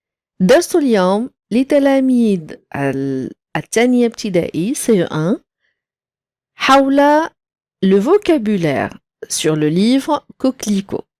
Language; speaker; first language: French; non-native, local second language; Arabic